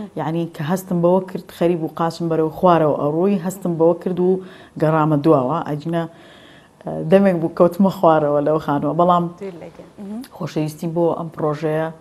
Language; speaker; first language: Central Kurdish; native; Central Kurdish